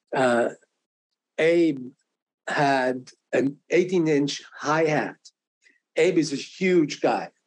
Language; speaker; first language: English; non-native, fluent; French